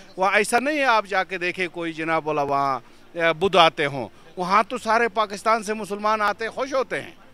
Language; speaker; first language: Hindi; native; Hindi